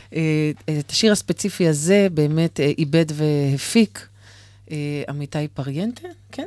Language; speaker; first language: Hebrew; native; Hebrew